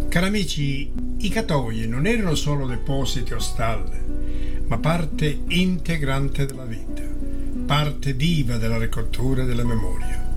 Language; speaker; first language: Italian; native; Italian